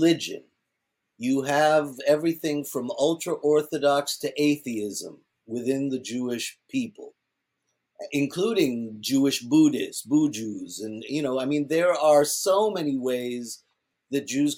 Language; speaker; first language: English; early bilingual, other home language; Yiddish